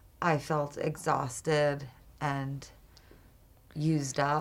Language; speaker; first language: English; native; English